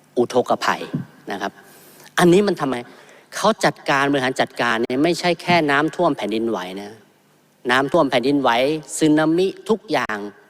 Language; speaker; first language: Thai; native; Thai